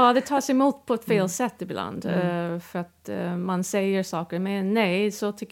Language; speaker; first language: Swedish; non-native, fluent; English